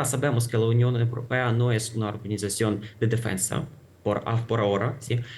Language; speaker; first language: Spanish; non-native, fluent; Ukrainian